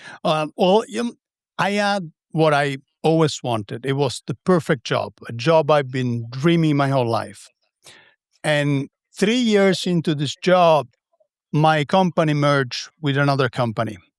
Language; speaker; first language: English; non-native, fluent; Italian